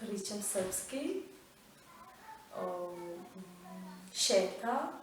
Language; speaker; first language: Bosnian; non-native, learner; Persian